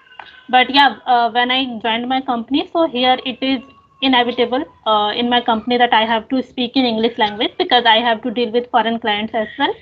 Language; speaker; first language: English; non-native, local second language; Hindi